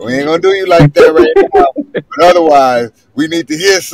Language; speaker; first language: English; native; English